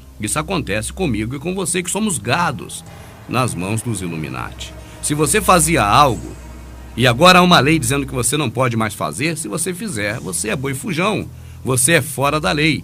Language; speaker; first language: Portuguese; native; Portuguese